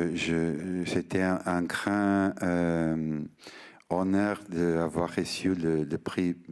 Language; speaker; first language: French; non-native, fluent; Portuguese